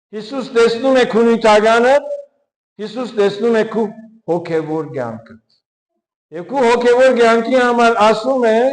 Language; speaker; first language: Armenian; early bilingual, heritage; Armenian